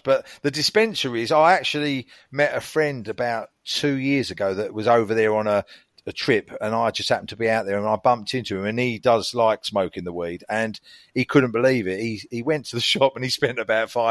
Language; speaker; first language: English; native; English